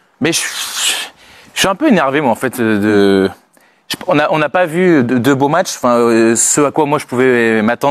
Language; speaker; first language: French; native; French